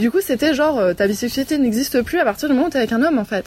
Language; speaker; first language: French; native; French